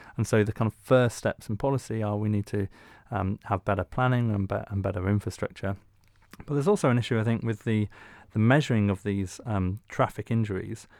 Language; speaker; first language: English; native; English